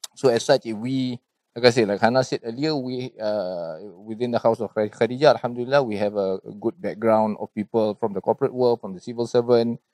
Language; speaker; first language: English; non-native, local second language; Malay